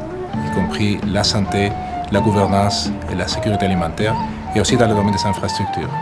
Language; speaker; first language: French; native; French